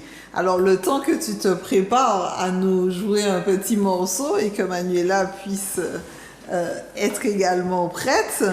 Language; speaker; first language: French; native; French